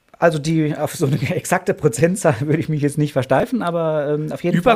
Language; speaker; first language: German; native; German